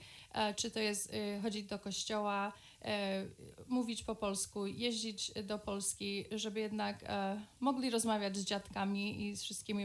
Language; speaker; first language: Polish; early bilingual, other home language; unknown